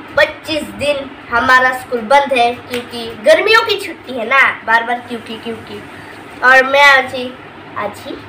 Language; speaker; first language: Hindi; non-native, local second language; Assamese